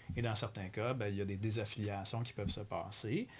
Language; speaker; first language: French; native; French